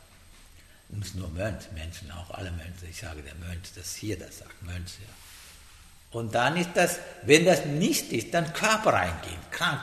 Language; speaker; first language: German; non-native, learner; Sinhala